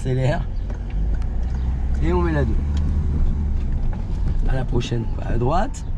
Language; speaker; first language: French; native; French